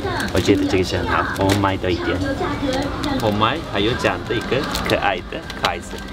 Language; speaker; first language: Chinese; non-native, learner; Turkish